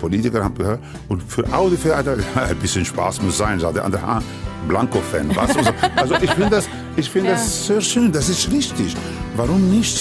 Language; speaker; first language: German; non-native, fluent; Spanish